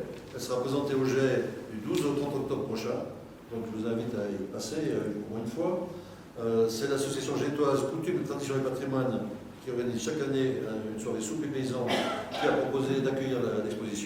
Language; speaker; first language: French; native; French